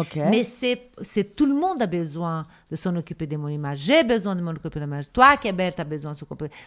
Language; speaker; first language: French; non-native, fluent; Portuguese